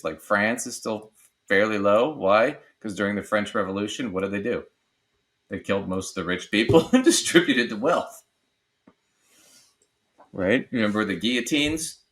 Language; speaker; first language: English; native; English